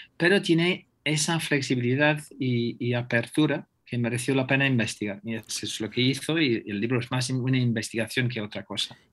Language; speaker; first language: Spanish; non-native, fluent; English